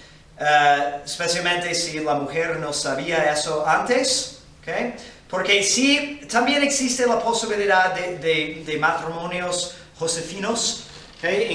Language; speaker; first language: Spanish; non-native, fluent; English